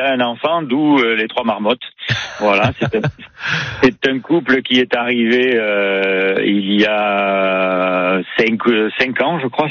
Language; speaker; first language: French; native; French